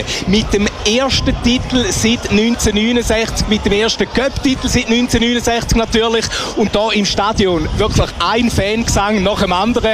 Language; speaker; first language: German; native; German